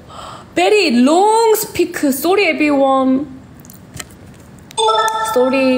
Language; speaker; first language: English; non-native, learner; Korean